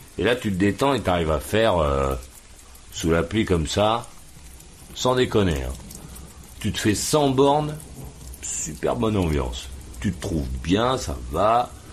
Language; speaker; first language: French; native; French